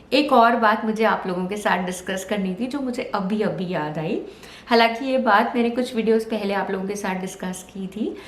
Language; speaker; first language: Hindi; native; Hindi